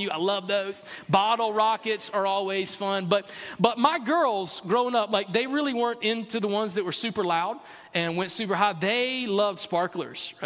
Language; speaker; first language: English; native; English